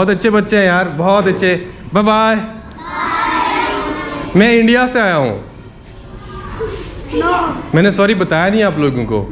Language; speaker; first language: Hindi; native; Hindi